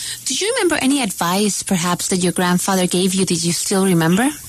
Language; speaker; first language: English; non-native, fluent; Spanish